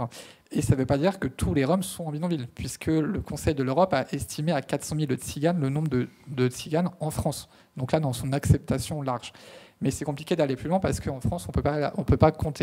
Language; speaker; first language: French; native; French